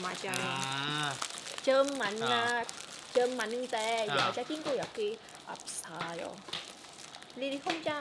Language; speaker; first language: Korean; non-native, learner; Vietnamese